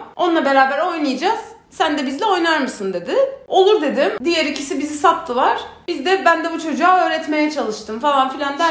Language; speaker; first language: Turkish; native; Turkish